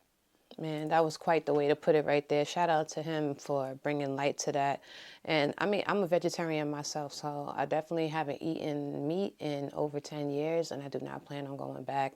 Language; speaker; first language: English; native; English